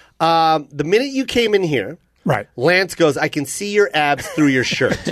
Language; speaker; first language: English; native; English